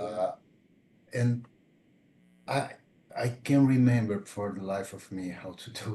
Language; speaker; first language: English; non-native, fluent; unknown